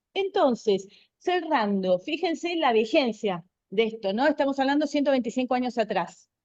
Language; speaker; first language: Spanish; native; Spanish